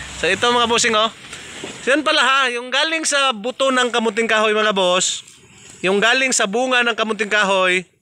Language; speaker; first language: Filipino; non-native, local second language; Cebuano